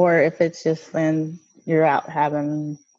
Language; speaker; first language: English; native; English